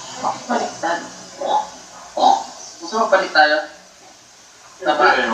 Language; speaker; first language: Filipino; non-native, learner; English